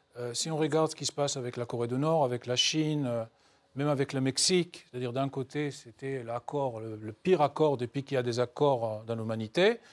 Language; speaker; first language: French; non-native, fluent; Hebrew